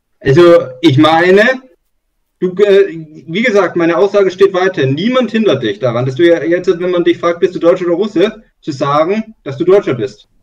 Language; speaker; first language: German; native; German